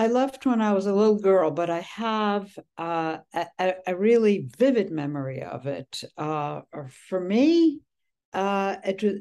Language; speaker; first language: English; early bilingual, other home language; Polish